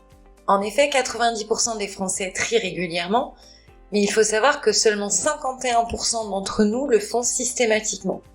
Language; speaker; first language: French; native; French